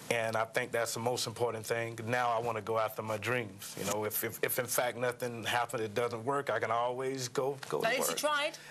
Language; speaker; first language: English; native; English